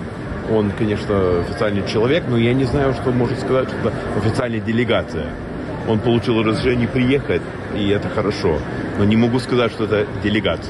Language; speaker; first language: Russian; non-native, fluent; English